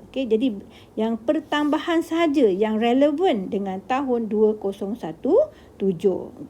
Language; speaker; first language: Malay; native; Malay